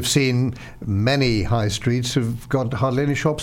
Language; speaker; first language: English; native; English